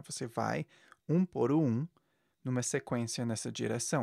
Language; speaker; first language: Portuguese; non-native, fluent; English